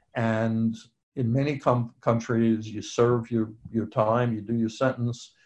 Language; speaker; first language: English; native; English